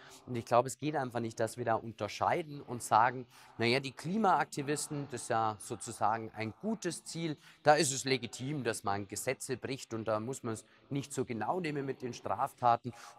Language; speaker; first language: German; native; German